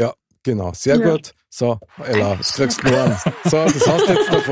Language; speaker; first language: German; native; German